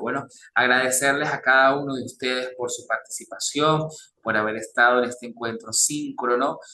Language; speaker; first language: Spanish; native; Spanish